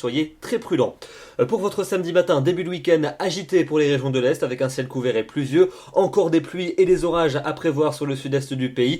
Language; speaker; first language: French; native; French